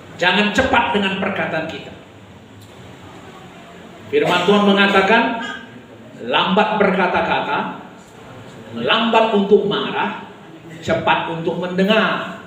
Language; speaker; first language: Indonesian; native; Indonesian